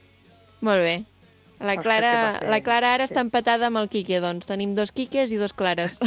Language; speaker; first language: Catalan; native; Catalan